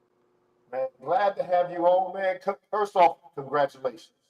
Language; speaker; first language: English; native; English